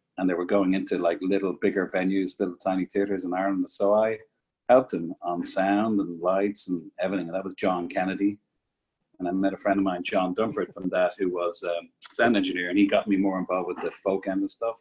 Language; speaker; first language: English; native; English